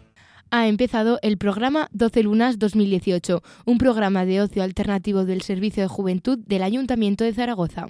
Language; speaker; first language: Spanish; native; Spanish